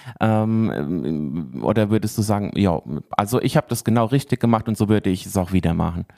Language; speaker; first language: German; native; German